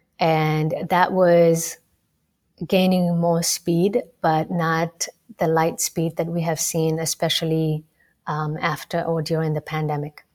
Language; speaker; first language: English; non-native, local second language; Somali